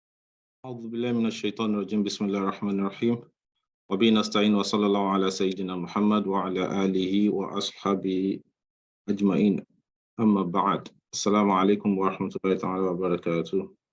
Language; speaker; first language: Arabic; non-native, fluent; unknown